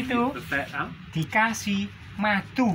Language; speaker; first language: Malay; non-native, local second language; Javanese